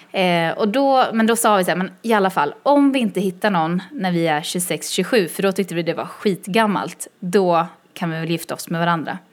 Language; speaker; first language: Swedish; early bilingual, other home language; Chinese